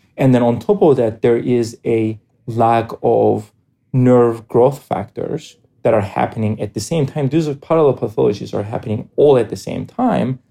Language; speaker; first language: English; non-native, fluent; Greek